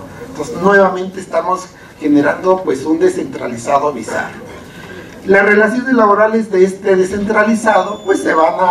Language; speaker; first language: Spanish; native; Spanish